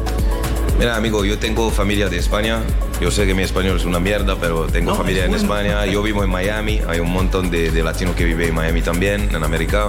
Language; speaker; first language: Spanish; non-native, learner; French